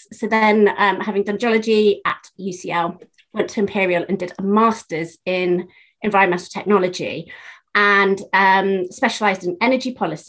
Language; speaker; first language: English; native; English